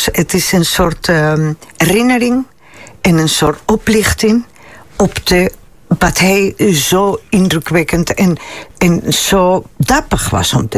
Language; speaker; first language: Dutch; non-native, fluent; Spanish